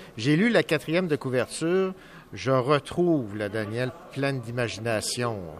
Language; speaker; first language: French; native; French